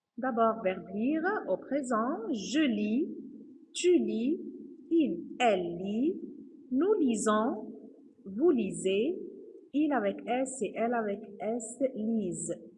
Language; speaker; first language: French; non-native, fluent; Arabic